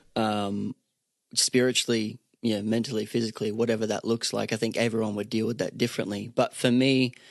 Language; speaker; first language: English; native; English